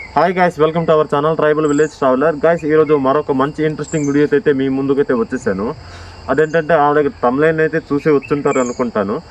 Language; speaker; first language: Telugu; non-native, local second language; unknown